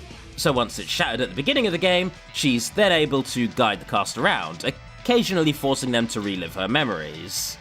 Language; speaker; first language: English; native; English